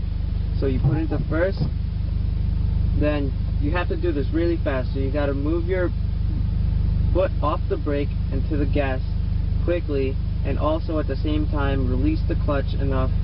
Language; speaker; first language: English; native; English